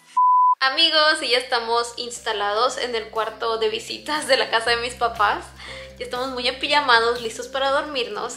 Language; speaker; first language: Spanish; native; Spanish